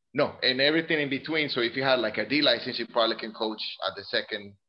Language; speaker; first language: English; non-native, fluent; Spanish